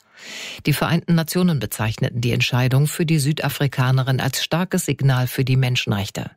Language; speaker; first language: German; native; German